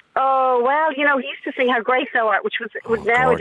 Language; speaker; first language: English; native; English